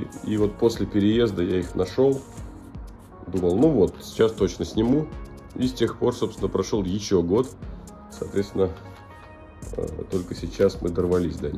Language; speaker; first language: Russian; native; Russian